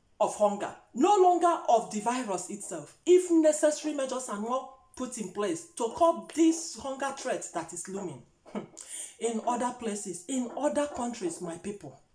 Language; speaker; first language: Nigerian Pidgin; non-native, local second language; Igbo